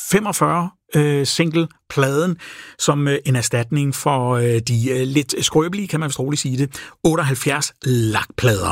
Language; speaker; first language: Danish; native; Danish